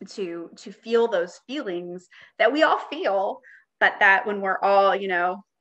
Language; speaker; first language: English; native; English